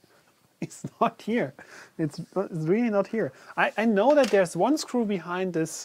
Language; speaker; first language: English; non-native, fluent; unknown